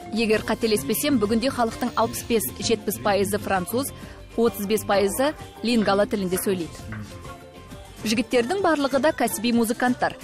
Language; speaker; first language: Kazakh; non-native, local second language; Russian